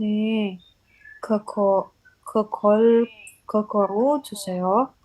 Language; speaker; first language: Korean; non-native, learner; Indonesian